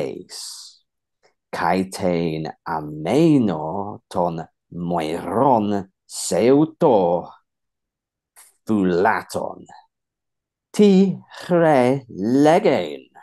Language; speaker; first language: Greek; non-native, fluent; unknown